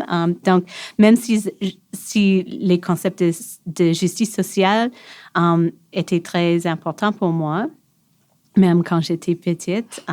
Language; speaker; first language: French; non-native, local second language; English